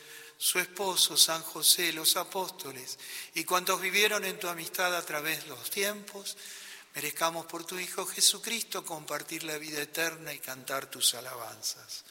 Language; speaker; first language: Spanish; native; Spanish